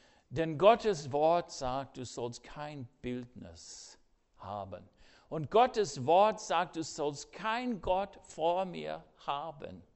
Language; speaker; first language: German; non-native, fluent; English